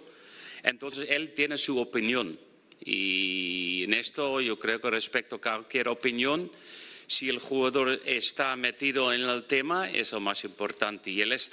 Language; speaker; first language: Spanish; non-native, fluent; Dutch